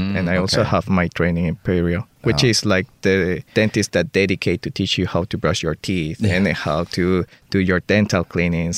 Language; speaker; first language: English; non-native, fluent; Spanish